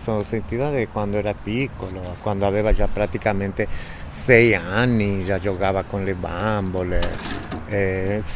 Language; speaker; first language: Italian; non-native, fluent; Spanish